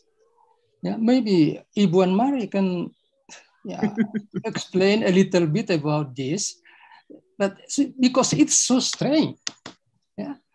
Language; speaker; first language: English; non-native, fluent; Indonesian